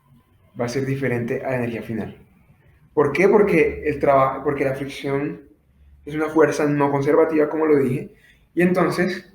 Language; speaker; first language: Spanish; native; Spanish